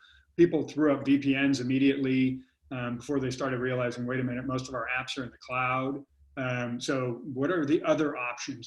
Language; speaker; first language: English; native; English